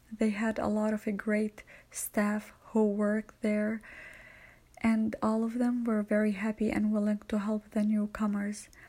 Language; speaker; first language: English; non-native, fluent; Arabic